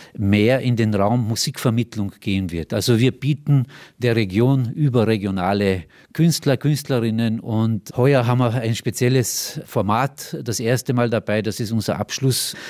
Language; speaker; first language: German; non-native, local second language; Slovenian